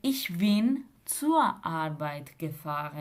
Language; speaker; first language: German; non-native, fluent; Spanish